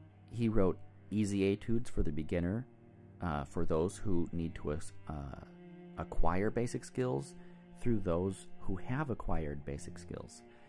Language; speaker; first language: English; native; English